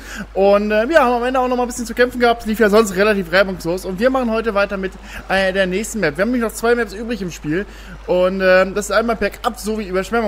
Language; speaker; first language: German; native; German